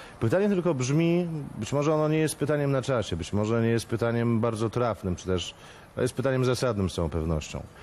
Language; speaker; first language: Polish; native; Polish